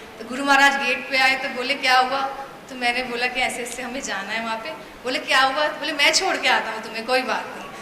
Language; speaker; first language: Hindi; native; Hindi